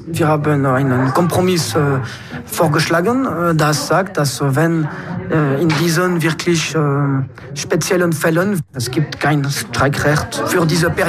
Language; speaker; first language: German; non-native, local second language; French